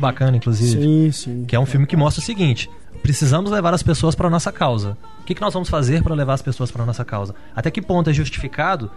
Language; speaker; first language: Portuguese; native; Portuguese